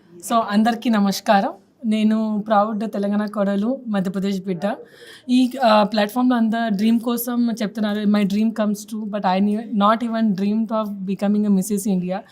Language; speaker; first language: Telugu; non-native, local second language; Hindi